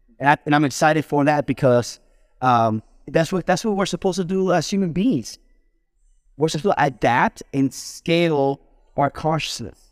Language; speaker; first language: English; early bilingual, other home language; Spanish